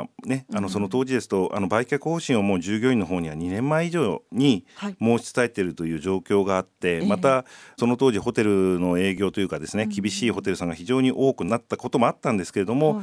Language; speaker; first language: Japanese; native; Japanese